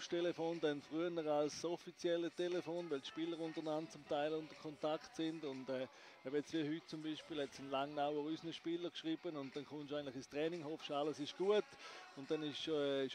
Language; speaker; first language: German; native; German